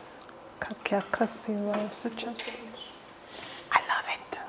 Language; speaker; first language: Russian; non-native, learner; Igbo